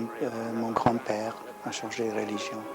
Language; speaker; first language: French; non-native, learner; Hungarian